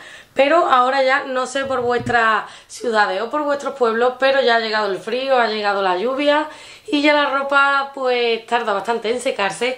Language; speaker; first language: Spanish; native; Spanish